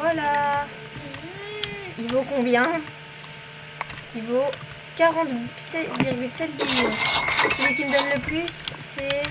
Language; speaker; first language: French; native; French